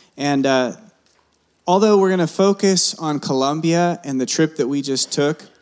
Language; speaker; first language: English; early bilingual, other home language; Spanish